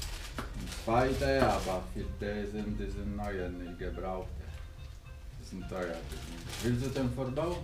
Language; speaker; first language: German; non-native, learner; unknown